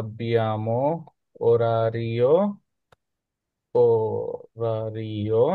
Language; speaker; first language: Italian; non-native, learner; Bangla